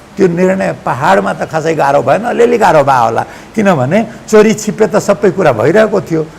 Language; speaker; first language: Nepali; non-native, local second language; Maithili